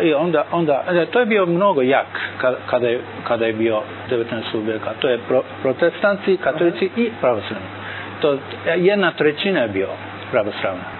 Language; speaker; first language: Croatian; non-native, learner; Japanese